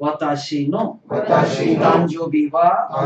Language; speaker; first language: Japanese; non-native, fluent; Tamil